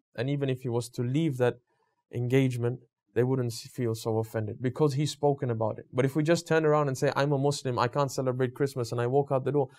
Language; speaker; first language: English; native; English